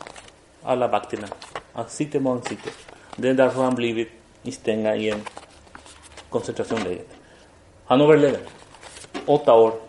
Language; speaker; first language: Swedish; non-native, fluent; Spanish